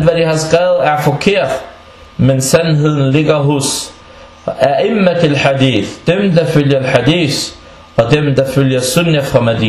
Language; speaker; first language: Danish; non-native, fluent; Arabic